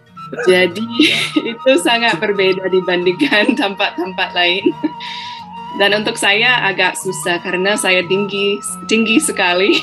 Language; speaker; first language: Indonesian; non-native, fluent; English